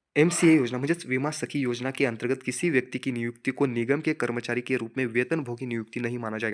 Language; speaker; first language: Hindi; non-native, local second language; Marathi